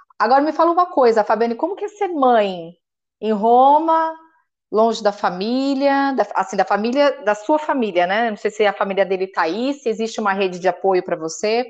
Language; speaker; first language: Portuguese; native; Portuguese